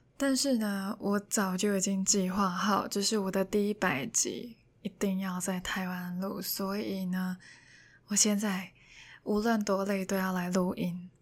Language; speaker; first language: Chinese; non-native, local second language; Cantonese